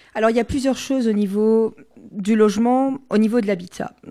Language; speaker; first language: French; non-native, local second language; Swiss German